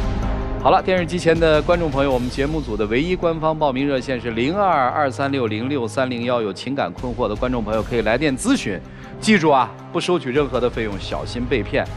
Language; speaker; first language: Chinese; native; Chinese